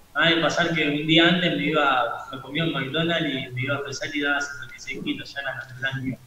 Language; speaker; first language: Spanish; native; Spanish